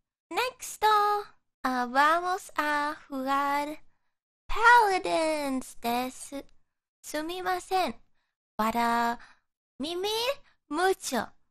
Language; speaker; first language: Spanish; non-native, learner; English